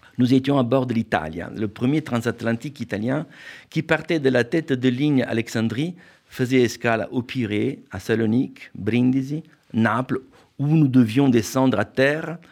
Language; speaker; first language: French; non-native, fluent; Italian